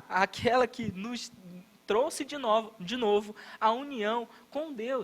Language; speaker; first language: Portuguese; native; Portuguese